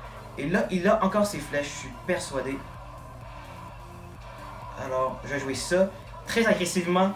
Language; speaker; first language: French; native; French